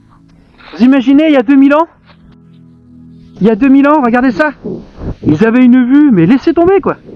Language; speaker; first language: French; native; French